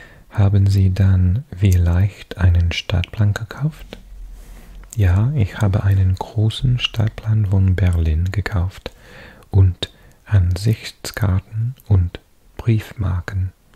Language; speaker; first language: German; non-native, learner; Welsh